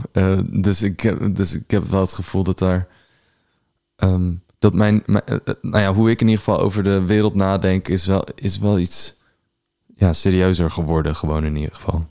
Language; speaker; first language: Dutch; early bilingual, other home language; Persian